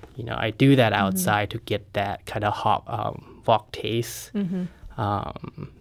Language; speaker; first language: English; non-native, fluent; Thai